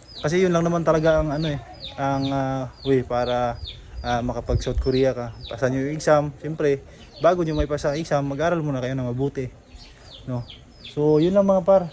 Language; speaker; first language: Filipino; non-native, local second language; Cebuano